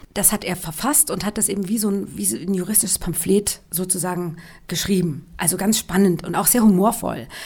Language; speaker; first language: German; native; German